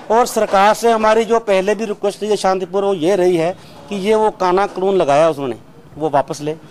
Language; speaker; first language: Hindi; non-native, local second language; Punjabi